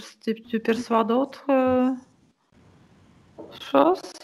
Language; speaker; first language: French; non-native, fluent; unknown